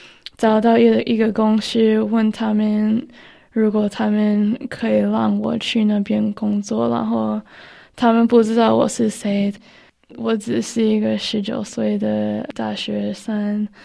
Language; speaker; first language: Chinese; early bilingual, heritage; Chinese